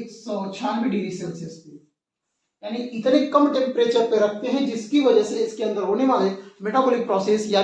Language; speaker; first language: Hindi; native; Hindi